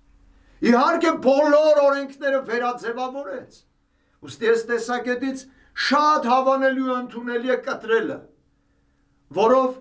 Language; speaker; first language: Armenian; native; Armenian